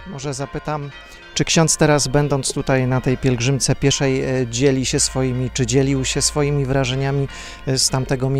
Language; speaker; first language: Polish; native; Polish